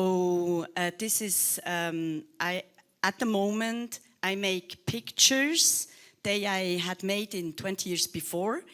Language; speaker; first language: English; non-native, learner; Swiss German